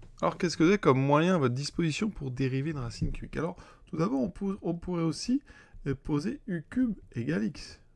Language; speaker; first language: French; native; French